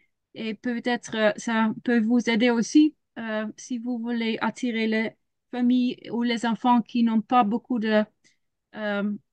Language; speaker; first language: French; non-native, learner; Dutch